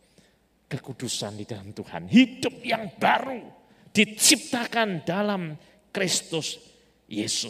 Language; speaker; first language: Indonesian; native; Indonesian